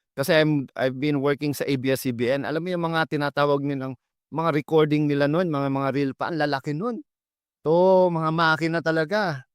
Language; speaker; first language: Filipino; native; Filipino